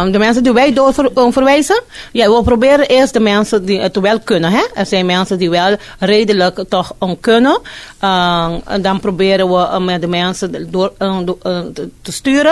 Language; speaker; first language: Dutch; non-native, fluent; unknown